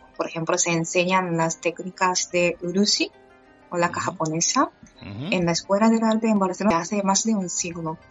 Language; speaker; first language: Spanish; non-native, fluent; Japanese